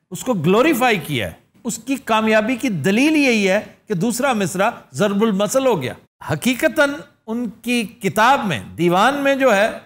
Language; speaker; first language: Urdu; non-native, local second language; Punjabi